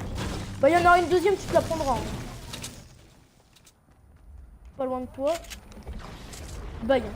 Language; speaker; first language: French; native; French